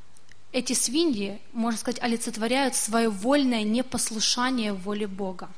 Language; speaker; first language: Russian; native; Russian